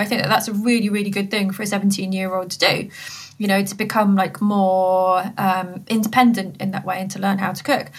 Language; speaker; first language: English; native; English